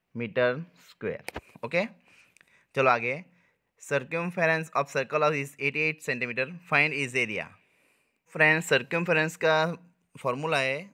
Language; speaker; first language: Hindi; non-native, local second language; Gujarati